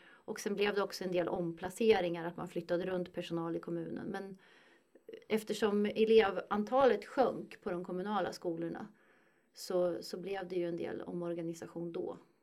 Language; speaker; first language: Swedish; native; Swedish